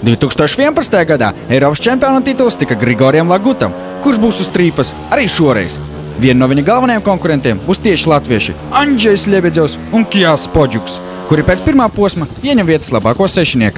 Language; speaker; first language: Latvian; native; Latvian